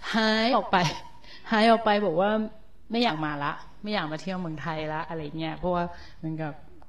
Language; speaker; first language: Thai; native; Thai